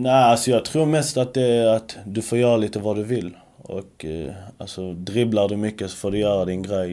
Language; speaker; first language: Swedish; early bilingual, other home language; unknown